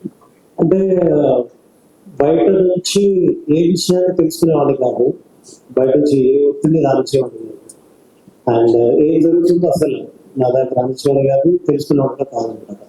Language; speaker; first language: Telugu; native; Telugu